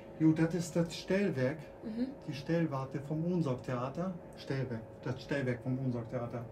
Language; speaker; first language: German; native; German